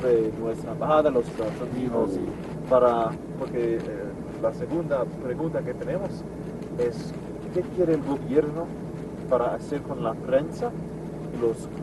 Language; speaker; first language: Spanish; non-native, learner; English